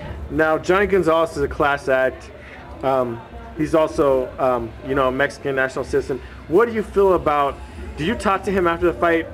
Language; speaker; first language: English; native; English